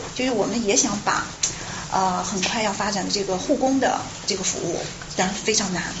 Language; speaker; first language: Chinese; native; Chinese